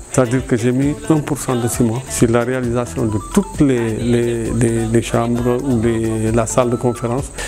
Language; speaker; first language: French; non-native, local second language; Fula